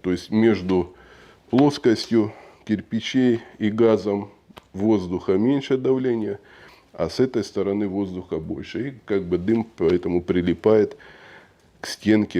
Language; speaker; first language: Russian; native; Russian